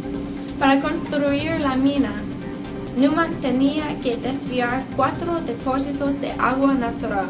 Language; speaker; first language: Spanish; non-native, learner; English